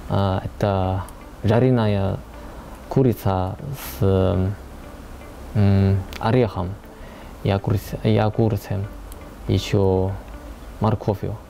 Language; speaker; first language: Russian; non-native, learner; Chinese